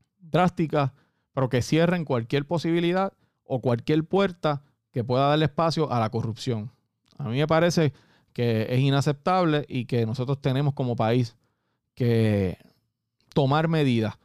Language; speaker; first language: Spanish; native; Spanish